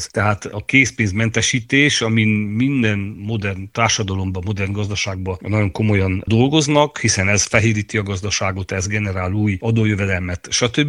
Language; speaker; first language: Hungarian; native; Hungarian